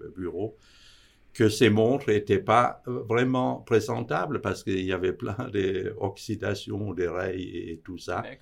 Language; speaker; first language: French; non-native, fluent; Danish